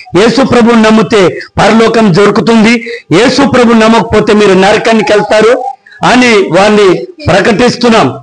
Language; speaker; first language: Telugu; non-native, local second language; Koya